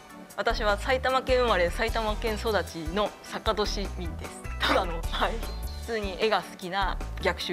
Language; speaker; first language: Japanese; native; Japanese